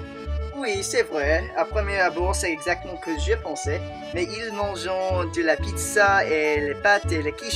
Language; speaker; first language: French; non-native, learner; English